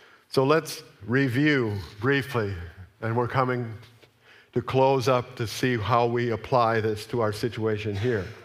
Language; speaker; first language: English; native; English